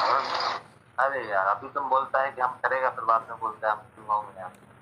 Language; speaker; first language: Hindi; non-native, local second language; Bangla